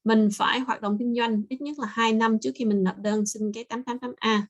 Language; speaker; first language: Vietnamese; early bilingual, heritage; Vietnamese